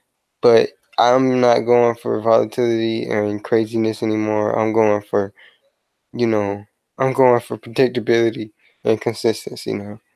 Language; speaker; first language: English; native; English